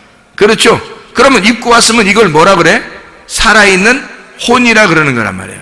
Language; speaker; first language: Korean; native; Korean